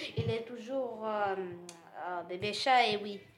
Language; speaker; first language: French; non-native, learner; English